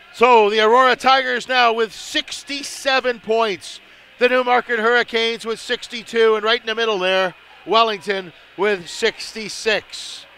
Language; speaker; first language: English; native; English